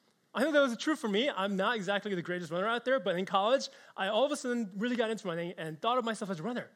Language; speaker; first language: English; early bilingual, other home language; Korean